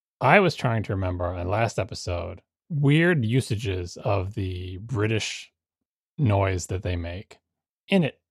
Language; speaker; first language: English; native; English